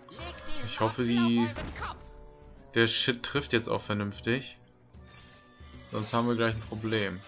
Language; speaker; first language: German; native; German